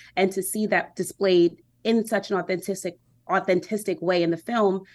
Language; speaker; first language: English; native; English